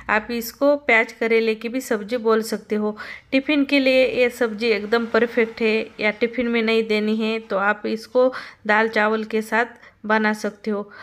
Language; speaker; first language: Hindi; non-native, local second language; Marathi